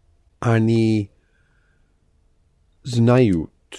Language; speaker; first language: Russian; non-native, learner; English